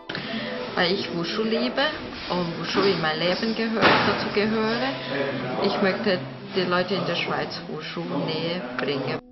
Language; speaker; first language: German; non-native, fluent; Chinese